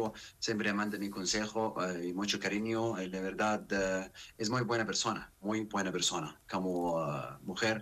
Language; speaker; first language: Spanish; non-native, learner; Arabic